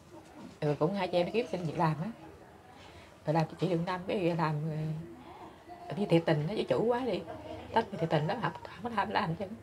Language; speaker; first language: Vietnamese; native; Vietnamese